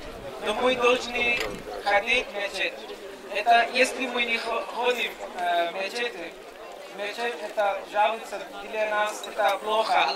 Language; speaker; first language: Russian; non-native, learner; Bangla